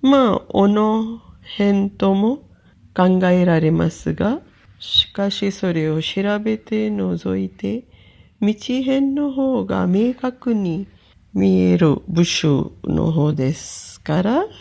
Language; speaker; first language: Japanese; non-native, fluent; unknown